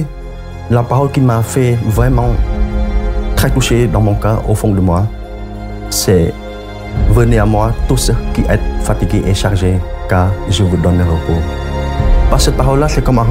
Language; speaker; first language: French; non-native, fluent; Khmer